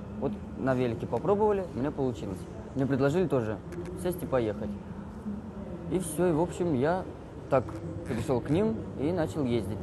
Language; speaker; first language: Russian; native; Russian